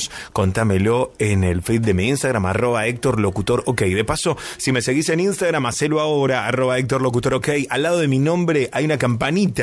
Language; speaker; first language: Spanish; native; Spanish